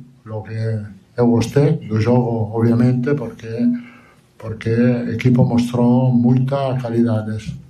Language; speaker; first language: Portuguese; non-native, learner; Italian